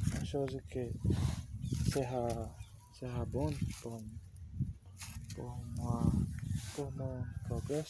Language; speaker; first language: French; non-native, learner; Portuguese